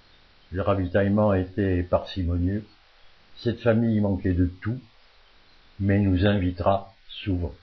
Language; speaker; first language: French; native; French